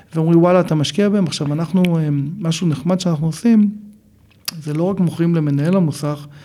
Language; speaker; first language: Hebrew; native; Hebrew